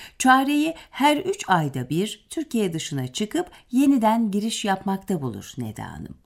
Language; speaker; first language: Turkish; native; Turkish